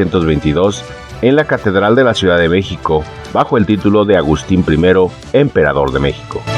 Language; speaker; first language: Spanish; native; Spanish